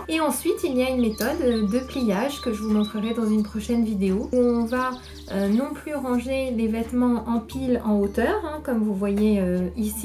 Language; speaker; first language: French; native; French